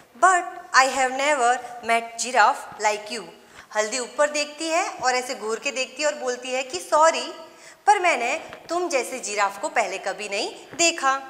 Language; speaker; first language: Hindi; non-native, local second language; Gujarati